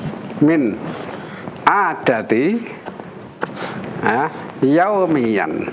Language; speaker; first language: Arabic; non-native, fluent; Indonesian